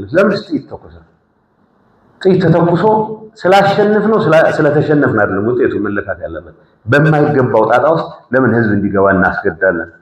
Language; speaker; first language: Amharic; non-native, local second language; Tigrinya